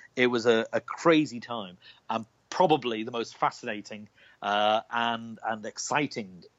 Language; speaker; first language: English; native; English